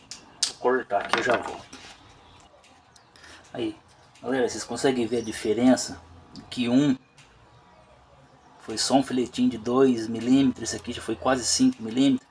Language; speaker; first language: Portuguese; native; Portuguese